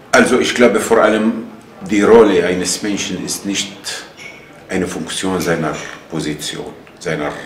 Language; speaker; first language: German; non-native, fluent; Arabic